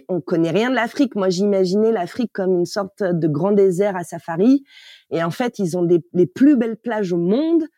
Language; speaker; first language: French; native; French